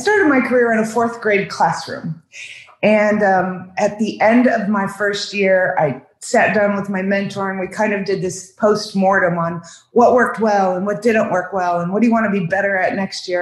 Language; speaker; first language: English; native; English